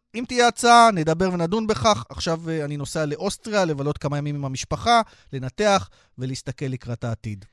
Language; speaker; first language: Hebrew; native; Hebrew